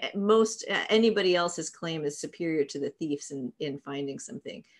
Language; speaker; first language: English; native; English